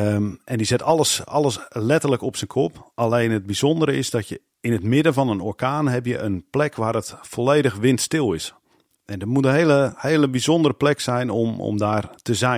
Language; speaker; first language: Dutch; native; Dutch